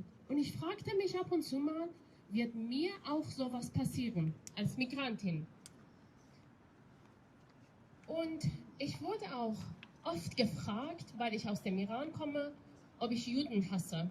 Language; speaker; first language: German; non-native, fluent; Persian